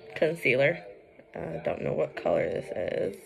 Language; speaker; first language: English; native; English